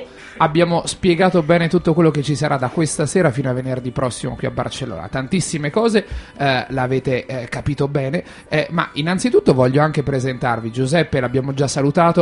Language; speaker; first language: Italian; native; Italian